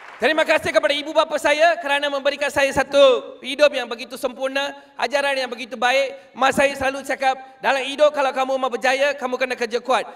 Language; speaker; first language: Malay; non-native, local second language; Tamil